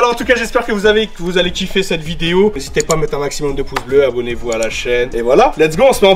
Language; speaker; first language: French; native; French